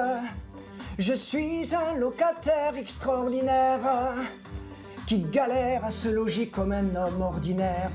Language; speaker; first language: French; native; French